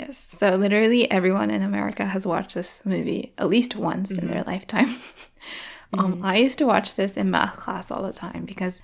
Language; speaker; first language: English; early bilingual, other home language; Japanese